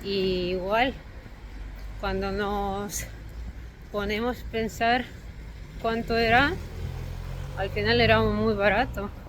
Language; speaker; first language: Spanish; non-native, fluent; Russian